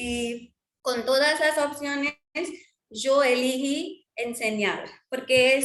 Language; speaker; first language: Spanish; non-native, fluent; Marwari